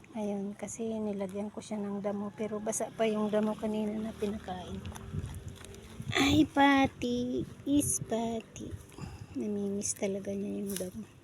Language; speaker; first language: Filipino; non-native, local second language; Iloko